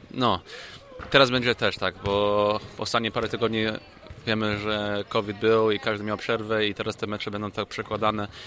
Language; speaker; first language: Polish; early bilingual, heritage; English